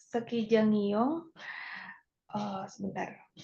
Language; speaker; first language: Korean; non-native, learner; Indonesian